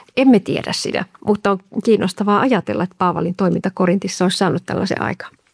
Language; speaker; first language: Finnish; native; Finnish